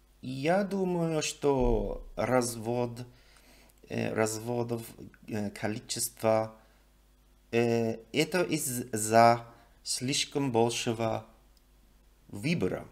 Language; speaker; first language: Russian; non-native, learner; English